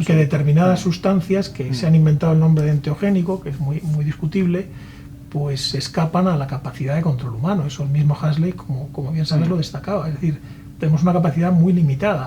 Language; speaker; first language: Spanish; native; Spanish